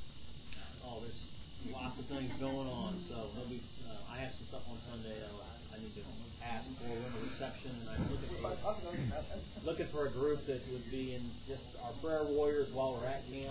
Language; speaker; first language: English; native; English